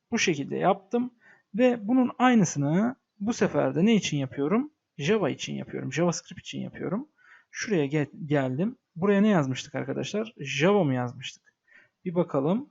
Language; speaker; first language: Turkish; native; Turkish